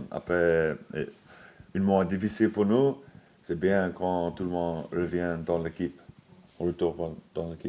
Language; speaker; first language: French; non-native, fluent; English